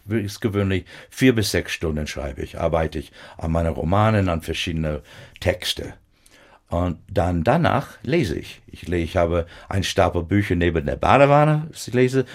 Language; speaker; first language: German; non-native, fluent; English